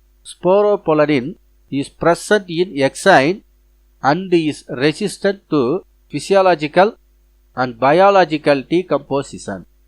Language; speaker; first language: English; non-native, local second language; Tamil